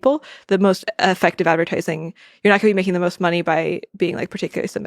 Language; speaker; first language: English; native; English